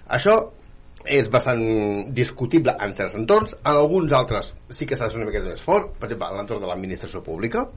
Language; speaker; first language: Catalan; native; Catalan